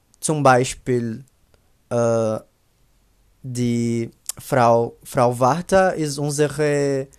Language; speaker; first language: German; non-native, learner; Portuguese